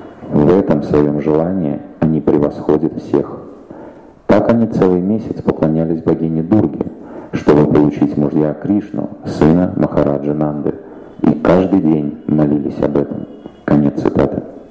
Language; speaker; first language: Russian; native; Russian